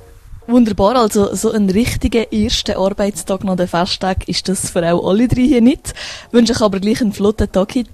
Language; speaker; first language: German; native; German